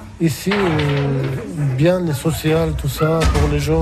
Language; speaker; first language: French; non-native, learner; Russian